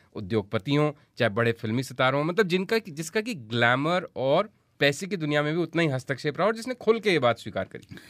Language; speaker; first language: Hindi; native; Hindi